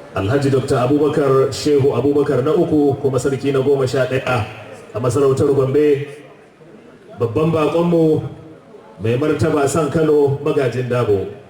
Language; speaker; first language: Hausa; native; Hausa